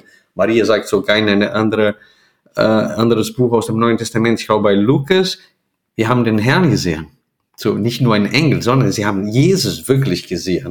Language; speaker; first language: German; non-native, fluent; Portuguese